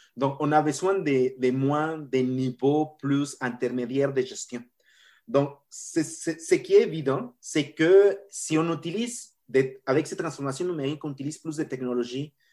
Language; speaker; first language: French; non-native, fluent; Spanish